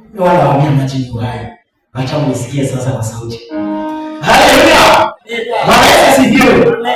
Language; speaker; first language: Swahili; non-native, local second language; Rundi